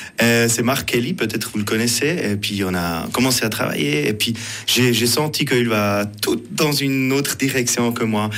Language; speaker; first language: French; non-native, local second language; Swiss German